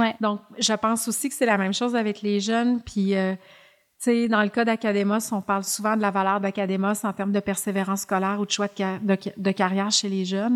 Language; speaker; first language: French; native; French